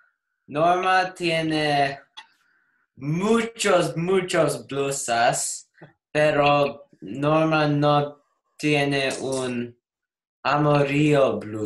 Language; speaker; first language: Spanish; non-native, learner; English